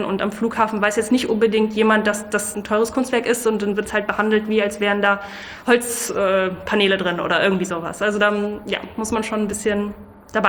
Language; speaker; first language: German; native; German